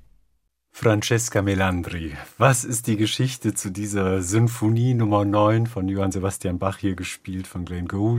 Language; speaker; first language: German; native; German